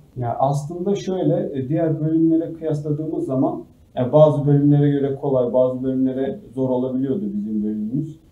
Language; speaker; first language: Turkish; native; Turkish